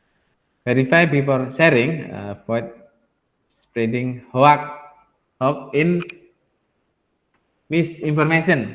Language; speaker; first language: English; non-native, learner; Indonesian